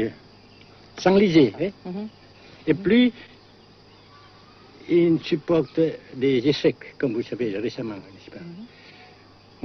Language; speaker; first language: French; non-native, fluent; Vietnamese